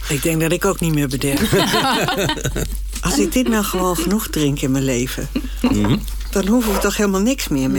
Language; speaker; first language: Dutch; native; Dutch